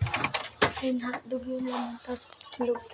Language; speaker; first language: Filipino; native; Filipino